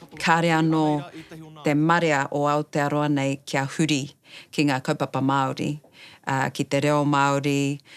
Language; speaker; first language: Māori; non-native, local second language; English